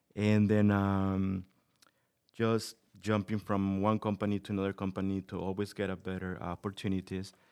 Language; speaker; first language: English; non-native, fluent; Spanish